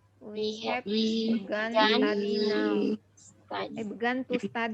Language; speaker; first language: English; non-native, learner; Indonesian